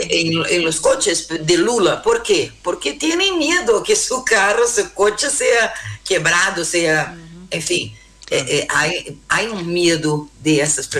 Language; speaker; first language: Spanish; non-native, learner; Portuguese